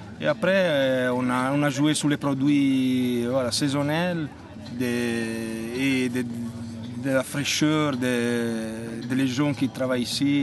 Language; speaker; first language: French; non-native, fluent; Italian